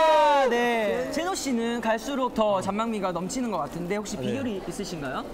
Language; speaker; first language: Korean; native; Korean